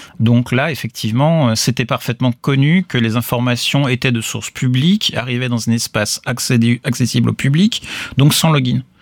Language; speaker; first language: French; native; French